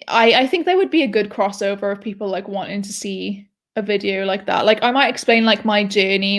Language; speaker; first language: English; native; English